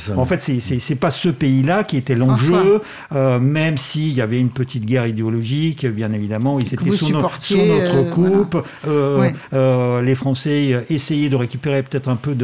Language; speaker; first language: French; non-native, fluent; Russian